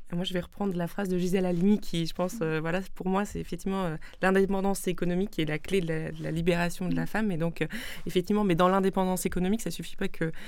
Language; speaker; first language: French; non-native, local second language; Swiss German